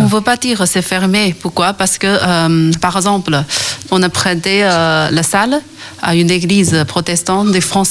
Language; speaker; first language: French; non-native, fluent; Chinese